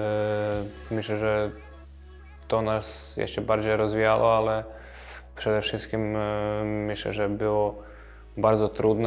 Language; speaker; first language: Polish; non-native, fluent; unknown